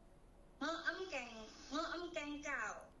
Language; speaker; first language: Cantonese; non-native, learner; Indonesian